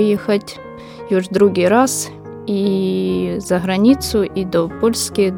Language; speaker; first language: Ukrainian; non-native, local second language; Russian